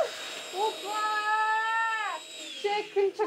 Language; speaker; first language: Korean; non-native, learner; Russian